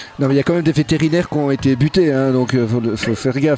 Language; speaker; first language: French; native; French